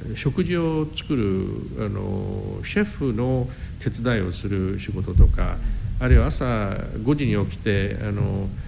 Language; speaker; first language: Japanese; non-native, fluent; English